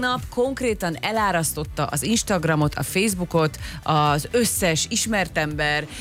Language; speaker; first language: Hungarian; native; Hungarian